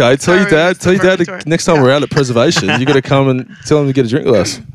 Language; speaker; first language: English; native; English